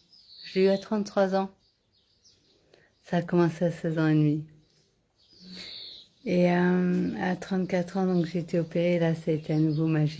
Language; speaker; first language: French; native; French